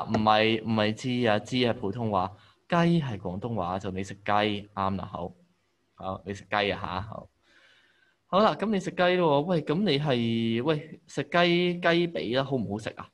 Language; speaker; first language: Cantonese; native; Cantonese